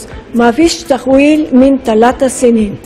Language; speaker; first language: Arabic; non-native, learner; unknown